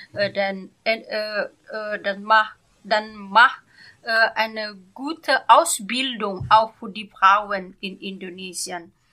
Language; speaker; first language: German; non-native, learner; Indonesian